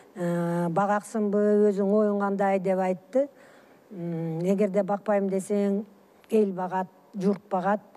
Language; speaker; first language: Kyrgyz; early bilingual, other home language; Russian